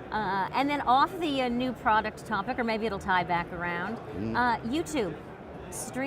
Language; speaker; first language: English; native; English